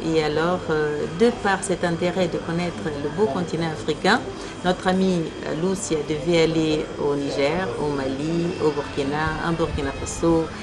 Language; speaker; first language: French; early bilingual, other home language; Kabuverdianu